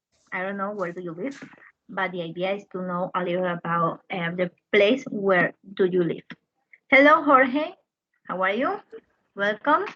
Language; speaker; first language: English; non-native, fluent; Spanish